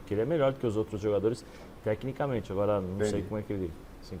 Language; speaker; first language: Portuguese; native; Portuguese